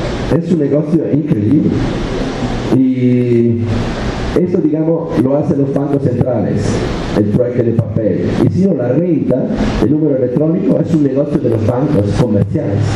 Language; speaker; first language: Spanish; non-native, fluent; Italian